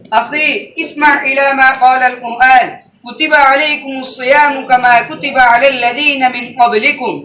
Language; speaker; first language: Arabic; non-native, learner; Urdu